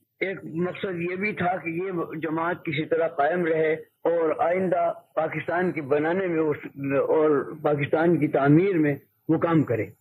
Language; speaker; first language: Urdu; native; Urdu